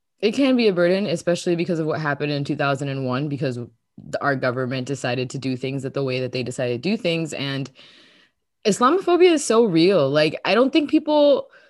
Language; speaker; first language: English; early bilingual, other home language; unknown